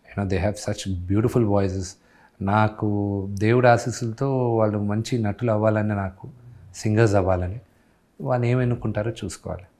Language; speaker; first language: Telugu; native; Telugu